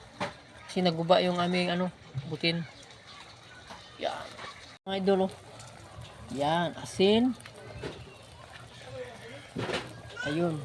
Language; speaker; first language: Filipino; non-native, local second language; Cebuano